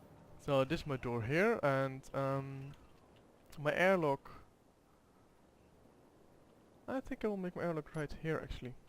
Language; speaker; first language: English; non-native, fluent; Dutch